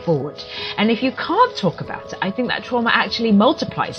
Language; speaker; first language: English; native; English